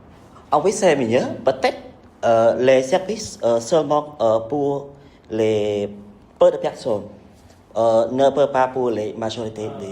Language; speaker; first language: French; non-native, learner; Khmer